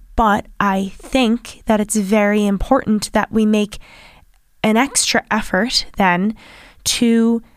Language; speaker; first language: English; native; English